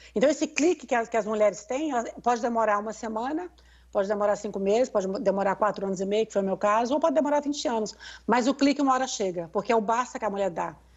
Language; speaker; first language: Portuguese; native; Portuguese